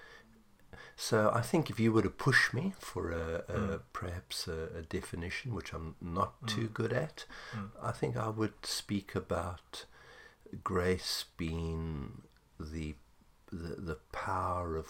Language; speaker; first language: English; native; English